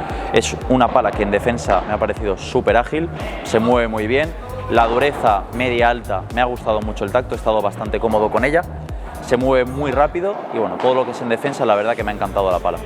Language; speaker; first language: Spanish; native; Spanish